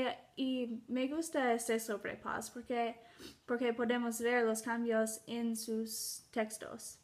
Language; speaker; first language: Spanish; non-native, learner; English